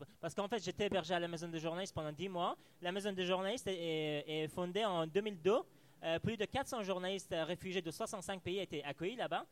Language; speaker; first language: French; non-native, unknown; Persian